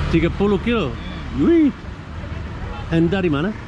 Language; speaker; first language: Indonesian; non-native, learner; English